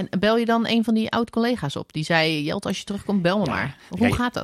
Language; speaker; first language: Dutch; native; Dutch